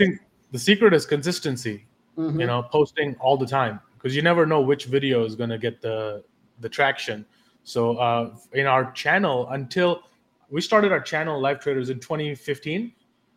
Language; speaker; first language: English; non-native, local second language; Hindi